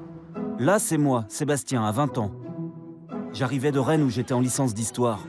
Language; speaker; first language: French; native; French